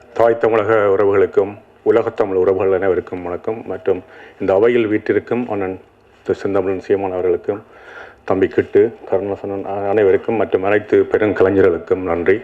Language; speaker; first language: Tamil; native; Tamil